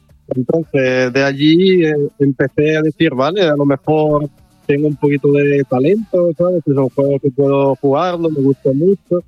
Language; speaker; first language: Spanish; non-native, fluent; Italian